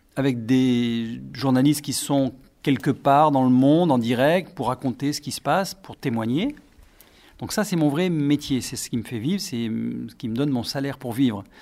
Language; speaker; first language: French; native; French